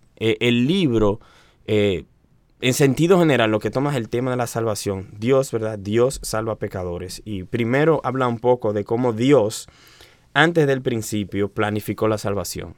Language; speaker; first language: Spanish; native; Spanish